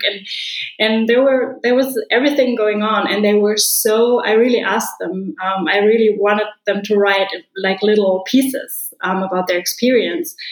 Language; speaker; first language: English; non-native, fluent; German